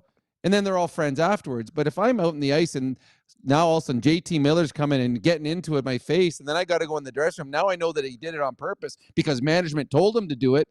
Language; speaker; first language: English; native; English